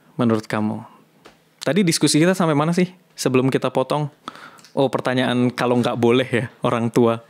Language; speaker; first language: Indonesian; native; Indonesian